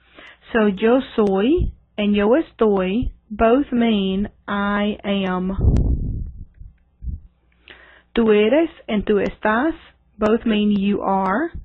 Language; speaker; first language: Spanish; non-native, fluent; English